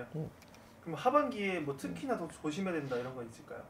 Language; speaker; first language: Korean; native; Korean